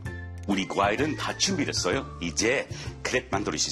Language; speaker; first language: Korean; non-native, learner; English